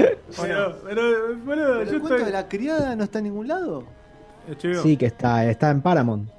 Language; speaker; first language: Spanish; native; Spanish